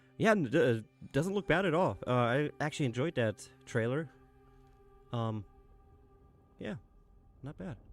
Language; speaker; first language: English; native; English